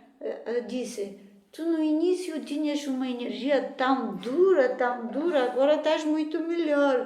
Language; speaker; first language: Portuguese; non-native, fluent; Bulgarian